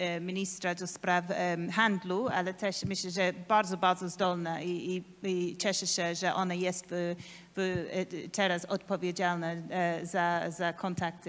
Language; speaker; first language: Polish; non-native, learner; English